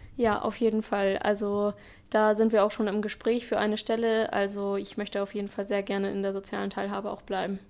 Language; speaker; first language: German; native; German